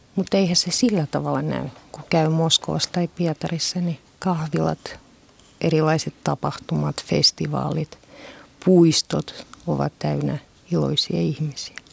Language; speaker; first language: Finnish; non-native, fluent; Russian